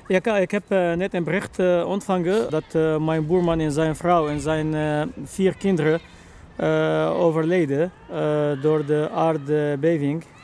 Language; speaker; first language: Dutch; non-native, learner; Arabic